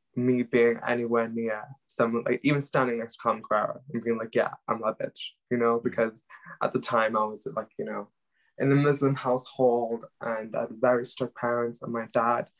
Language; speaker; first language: English; non-native, local second language; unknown